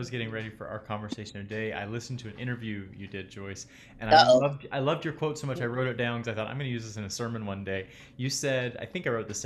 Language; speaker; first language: English; native; English